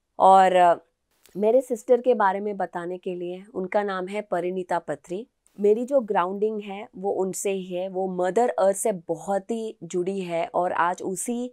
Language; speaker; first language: Hindi; non-native, local second language; Telugu